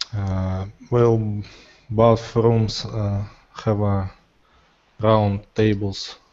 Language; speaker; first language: English; non-native, learner; Russian